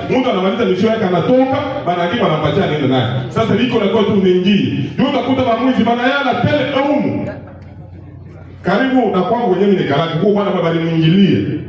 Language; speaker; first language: Swahili; native; Swahili